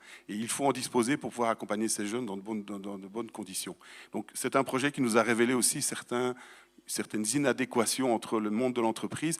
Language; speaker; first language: French; native; French